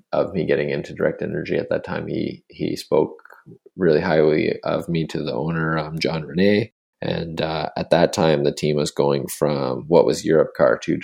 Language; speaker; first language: English; native; English